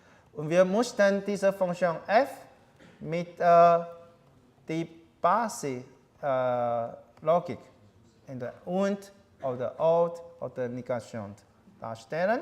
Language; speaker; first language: German; non-native, learner; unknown